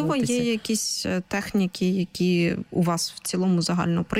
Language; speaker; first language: Ukrainian; native; Ukrainian